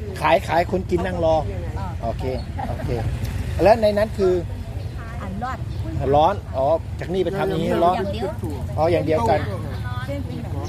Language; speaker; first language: Thai; native; Thai